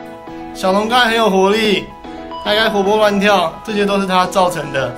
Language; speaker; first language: Chinese; native; Chinese